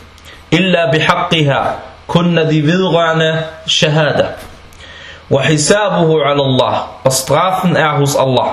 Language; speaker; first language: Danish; non-native, fluent; Arabic